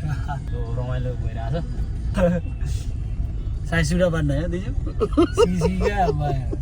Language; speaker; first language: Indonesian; non-native, learner; Nepali